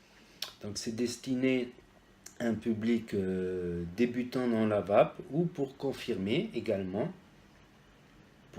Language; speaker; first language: French; native; French